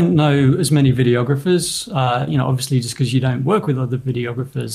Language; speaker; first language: English; native; English